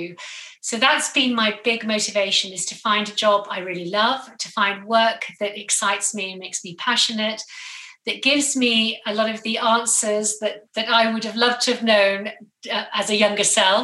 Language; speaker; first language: English; native; English